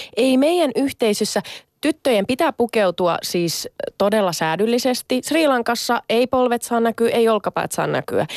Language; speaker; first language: Finnish; early bilingual, other home language; Sinhala